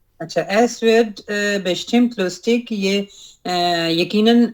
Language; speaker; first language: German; non-native, learner; Urdu